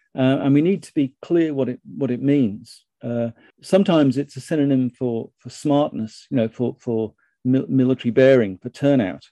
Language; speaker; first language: English; native; English